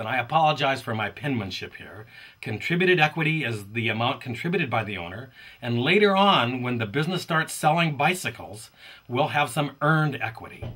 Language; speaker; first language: English; native; English